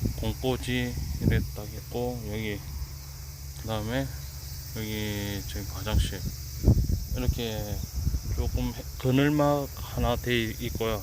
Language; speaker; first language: Korean; native; Korean